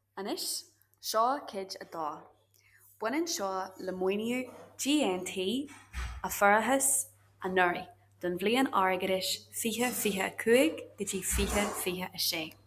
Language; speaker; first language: Irish; native; Irish